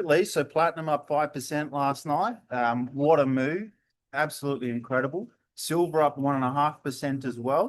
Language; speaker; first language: English; native; English